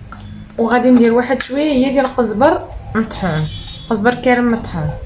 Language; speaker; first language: Arabic; native; Arabic